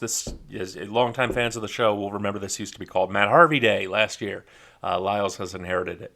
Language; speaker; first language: English; native; English